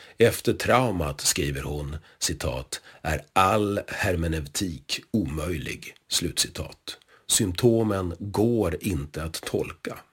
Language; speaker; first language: Swedish; native; Swedish